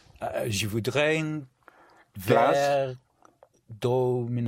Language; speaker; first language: French; non-native, learner; English